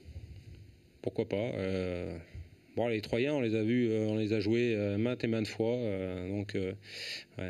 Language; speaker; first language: French; native; French